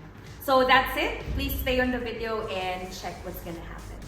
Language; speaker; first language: English; non-native, fluent; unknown